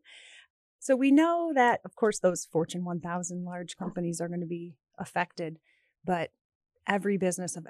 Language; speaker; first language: English; native; English